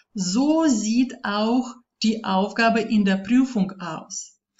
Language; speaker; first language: German; non-native, fluent; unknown